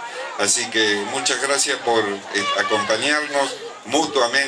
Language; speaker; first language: Spanish; native; Spanish